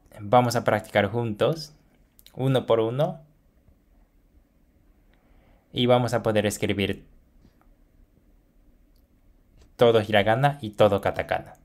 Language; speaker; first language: Spanish; non-native, fluent; Japanese